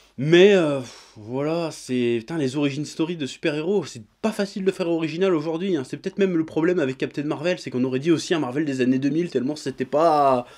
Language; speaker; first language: French; native; French